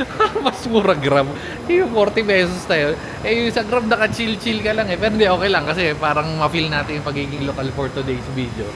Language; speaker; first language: Filipino; native; Filipino